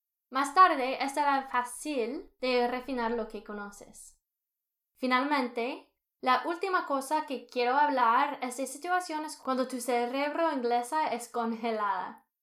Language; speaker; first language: Spanish; non-native, fluent; English